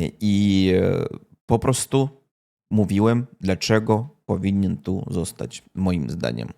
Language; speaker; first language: Polish; non-native, learner; Russian